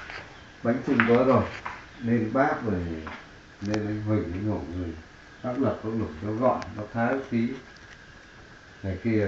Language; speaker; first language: Vietnamese; native; Vietnamese